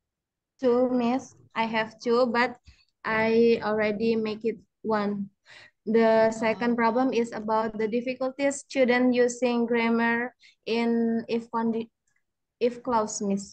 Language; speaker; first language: English; non-native, learner; Indonesian